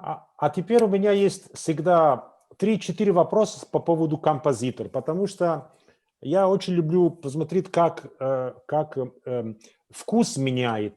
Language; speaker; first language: Russian; non-native, fluent; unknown